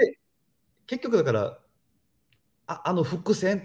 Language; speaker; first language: Japanese; native; Japanese